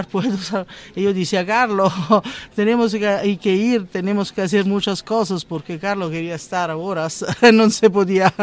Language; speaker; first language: Spanish; non-native, learner; Italian